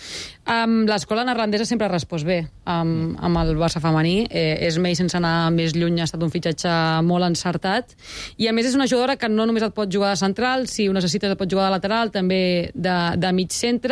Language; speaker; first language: Catalan; native; Catalan